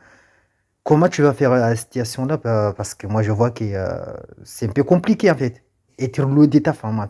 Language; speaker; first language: French; non-native, local second language; Comorian